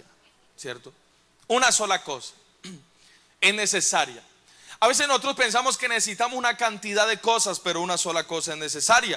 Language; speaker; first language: Spanish; native; Spanish